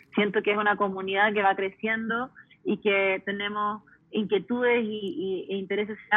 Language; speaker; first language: Spanish; early bilingual, heritage; Spanish